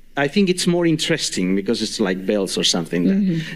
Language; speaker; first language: English; non-native, fluent; Spanish